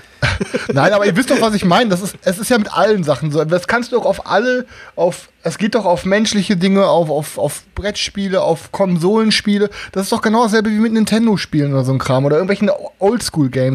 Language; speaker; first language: German; native; German